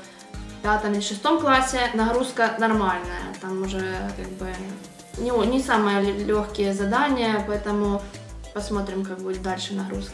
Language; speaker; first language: Russian; native; Russian